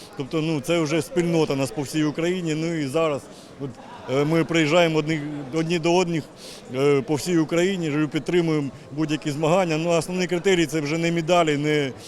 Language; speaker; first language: Ukrainian; native; Ukrainian